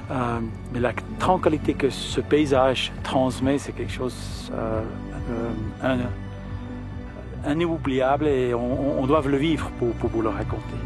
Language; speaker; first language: French; early bilingual, heritage; Spanish